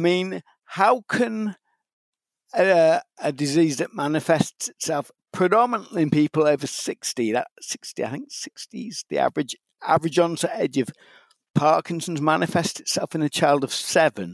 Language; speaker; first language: English; native; English